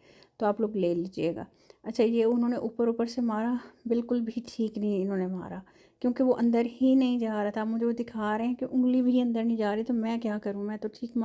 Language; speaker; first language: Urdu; non-native, local second language; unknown